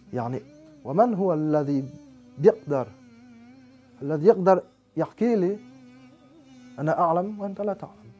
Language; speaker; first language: Arabic; non-native, fluent; French